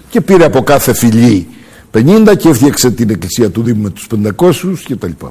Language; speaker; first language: Greek; early bilingual, heritage; Greek